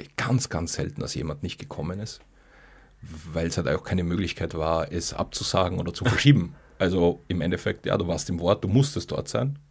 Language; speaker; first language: German; native; German